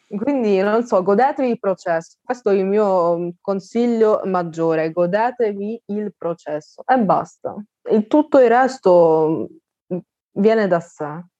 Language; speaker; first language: Italian; non-native, fluent; Russian